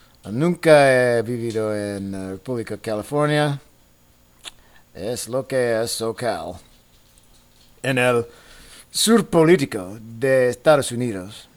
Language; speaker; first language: Spanish; non-native, fluent; English